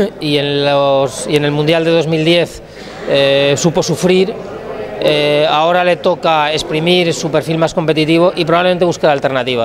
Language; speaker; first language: Spanish; native; Spanish